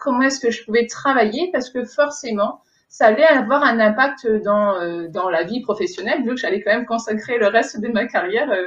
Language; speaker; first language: French; native; French